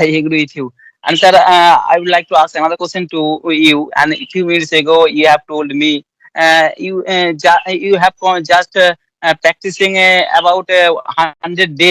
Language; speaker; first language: English; non-native, learner; Bangla